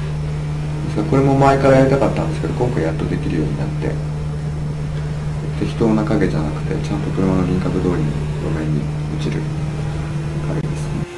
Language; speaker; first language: Japanese; native; Japanese